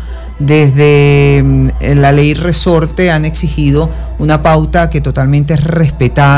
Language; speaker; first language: Spanish; native; Spanish